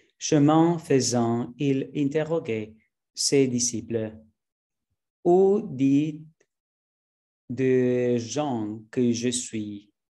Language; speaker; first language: French; non-native, learner; Spanish